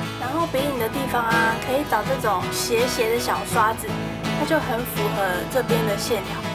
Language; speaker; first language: Chinese; native; Chinese